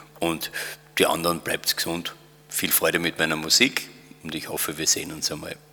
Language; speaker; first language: German; native; German